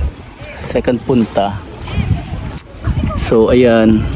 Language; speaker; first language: Filipino; non-native, local second language; Cebuano